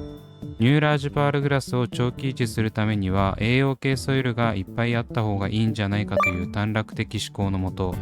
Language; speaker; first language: Japanese; native; Japanese